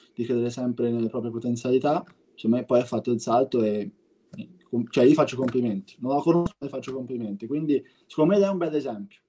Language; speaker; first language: Italian; native; Italian